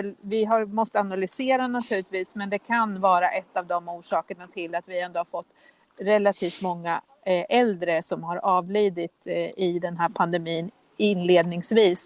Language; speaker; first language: Swedish; native; Swedish